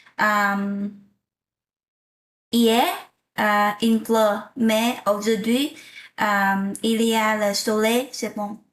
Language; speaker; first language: French; non-native, learner; Vietnamese